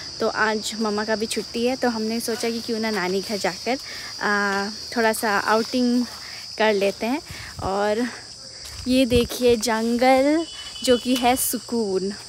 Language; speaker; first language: Hindi; native; Hindi